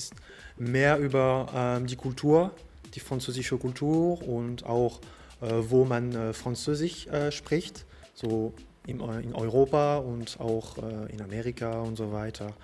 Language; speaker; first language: German; non-native, fluent; French